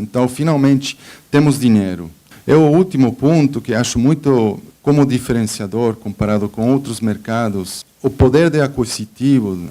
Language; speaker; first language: Portuguese; non-native, fluent; Spanish